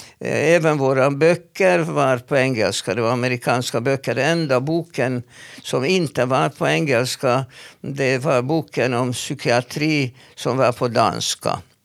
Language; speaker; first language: Swedish; non-native, fluent; Hungarian